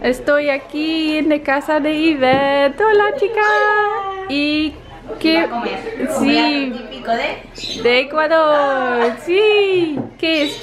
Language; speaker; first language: Spanish; non-native, learner; Dutch